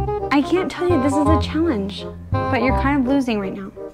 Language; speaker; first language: English; native; English